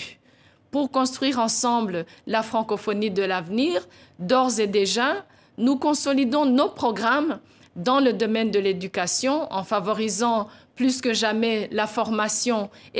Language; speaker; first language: French; non-native, local second language; Kinyarwanda